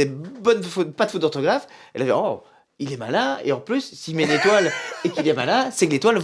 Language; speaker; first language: French; native; French